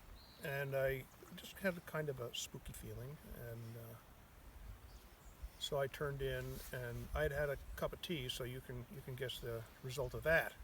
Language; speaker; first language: English; native; English